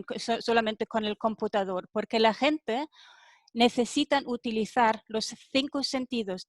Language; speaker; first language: Spanish; non-native, fluent; German